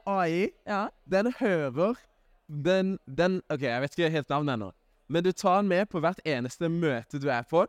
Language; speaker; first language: Norwegian; native; Norwegian